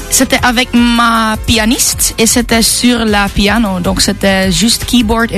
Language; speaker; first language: French; non-native, local second language; Dutch